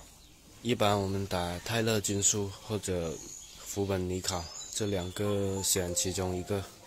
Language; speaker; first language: Chinese; non-native, local second language; Cantonese